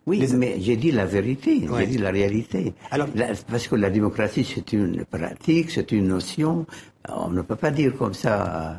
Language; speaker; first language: French; non-native, fluent; Arabic